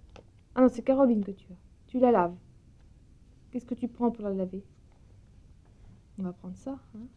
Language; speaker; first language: French; native; French